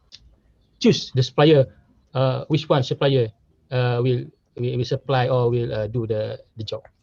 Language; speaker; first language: English; non-native, learner; Malay